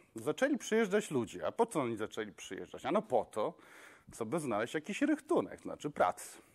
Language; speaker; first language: Polish; non-native, local second language; Kashubian